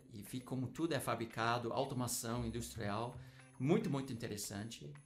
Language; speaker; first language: Portuguese; non-native, fluent; English